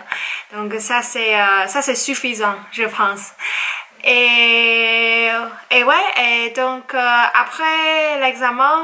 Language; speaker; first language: French; non-native, learner; Chinese